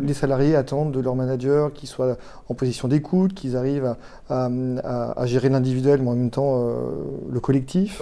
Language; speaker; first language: French; native; French